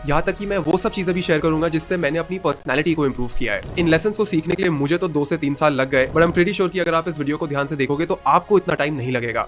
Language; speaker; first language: Hindi; native; Hindi